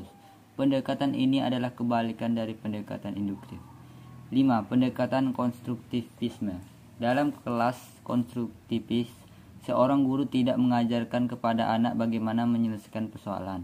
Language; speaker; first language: Indonesian; native; Indonesian